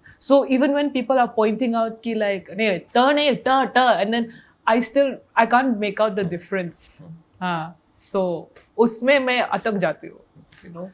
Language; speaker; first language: Hindi; non-native, local second language; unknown